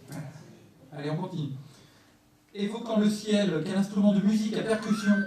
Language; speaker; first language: French; native; French